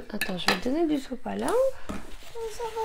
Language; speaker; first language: French; native; French